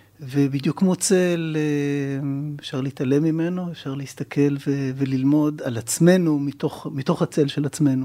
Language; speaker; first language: Hebrew; native; Hebrew